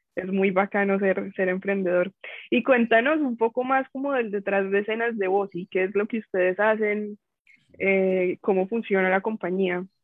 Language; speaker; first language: Spanish; native; Spanish